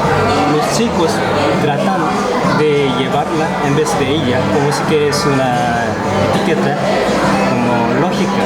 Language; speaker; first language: Spanish; non-native, fluent; Korean